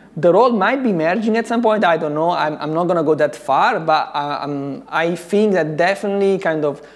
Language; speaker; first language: English; non-native, fluent; Italian